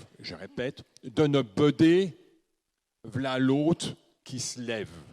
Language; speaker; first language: French; native; French